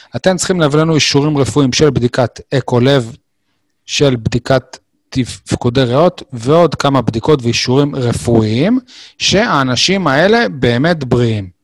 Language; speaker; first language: Hebrew; native; Hebrew